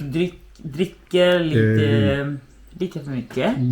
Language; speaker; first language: Swedish; non-native, fluent; Arabic